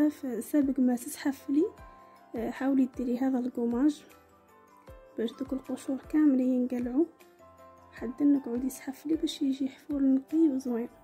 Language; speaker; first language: Arabic; native; Arabic